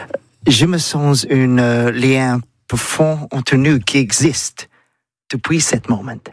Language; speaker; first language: French; non-native, learner; English